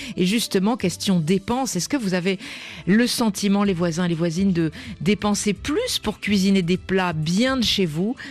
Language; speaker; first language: French; native; French